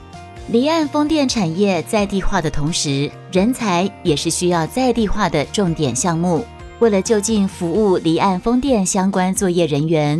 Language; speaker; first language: Chinese; native; Chinese